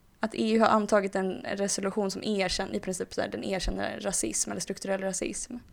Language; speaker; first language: Swedish; native; Swedish